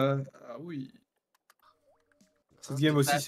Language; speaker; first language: French; native; French